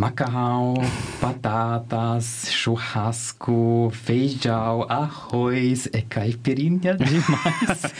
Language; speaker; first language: Portuguese; non-native, learner; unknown